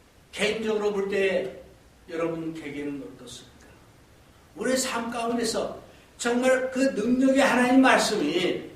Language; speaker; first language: Korean; native; Korean